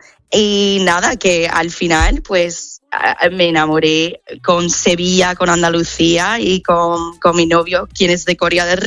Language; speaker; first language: Spanish; non-native, fluent; English